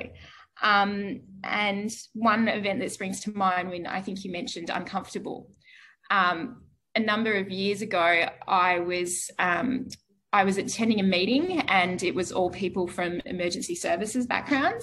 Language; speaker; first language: English; native; English